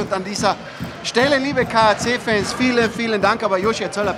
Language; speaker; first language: German; native; German